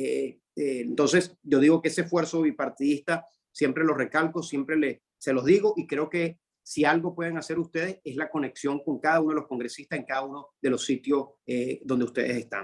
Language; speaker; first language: Spanish; native; Spanish